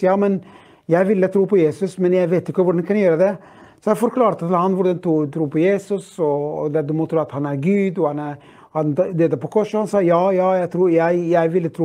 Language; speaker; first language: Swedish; non-native, fluent; Arabic